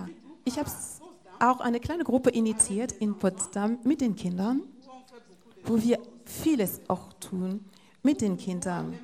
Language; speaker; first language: German; non-native, fluent; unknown